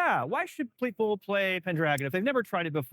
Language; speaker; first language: English; native; English